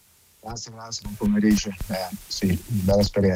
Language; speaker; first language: Italian; non-native, fluent; Portuguese